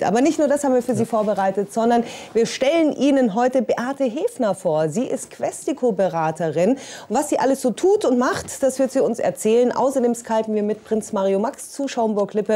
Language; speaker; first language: German; native; German